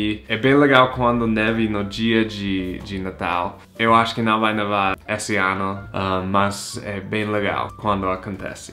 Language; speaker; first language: Portuguese; non-native, fluent; English